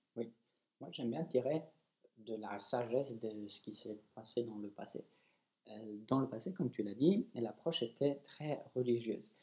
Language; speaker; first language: French; non-native, fluent; Polish